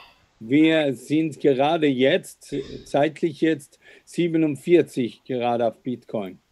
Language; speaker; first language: German; non-native, fluent; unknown